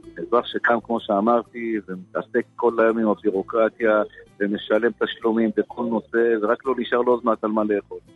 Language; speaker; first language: Hebrew; native; Hebrew